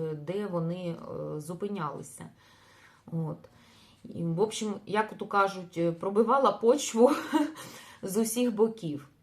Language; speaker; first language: Ukrainian; non-native, local second language; Russian